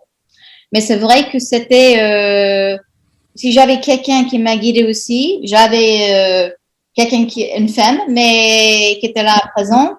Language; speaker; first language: French; non-native, fluent; English